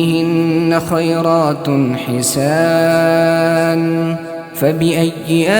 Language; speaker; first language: Arabic; native; Arabic